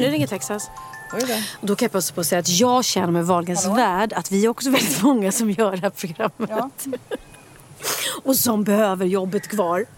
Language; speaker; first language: Swedish; native; Swedish